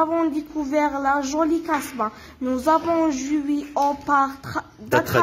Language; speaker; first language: French; non-native, learner; Arabic